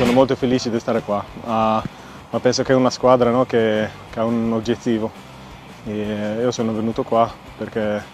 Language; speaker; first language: Italian; non-native, learner; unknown